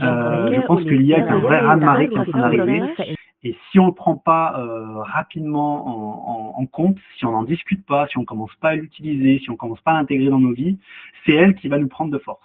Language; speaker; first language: French; native; French